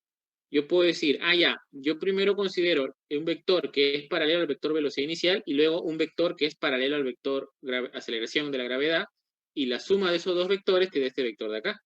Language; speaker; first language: Spanish; native; Spanish